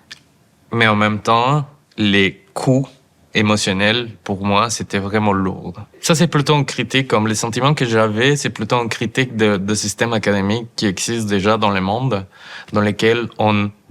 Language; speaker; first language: French; non-native, fluent; Spanish